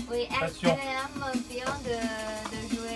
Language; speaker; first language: French; non-native, learner; Chinese